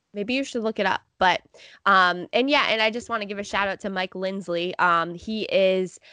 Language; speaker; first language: English; native; English